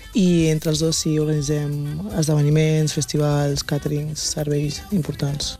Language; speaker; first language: Catalan; early bilingual, other home language; Wolof